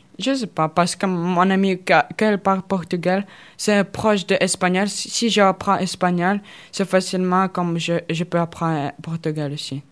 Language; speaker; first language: French; non-native, learner; Russian